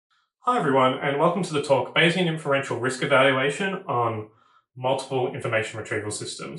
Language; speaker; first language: English; native; English